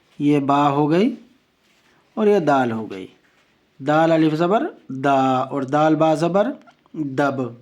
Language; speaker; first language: Urdu; native; Urdu